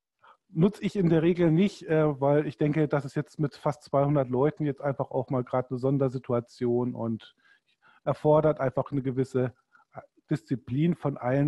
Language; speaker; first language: German; native; German